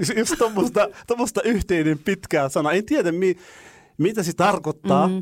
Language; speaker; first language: Finnish; non-native, fluent; Arabic